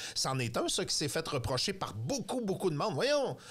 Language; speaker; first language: French; native; French